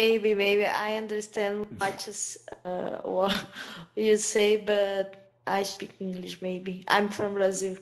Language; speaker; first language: English; non-native, learner; Portuguese